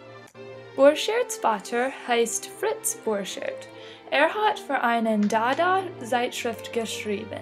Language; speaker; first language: German; non-native, learner; English